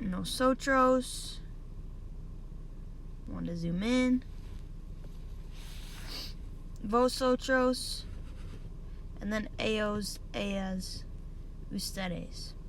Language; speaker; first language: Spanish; non-native, learner; English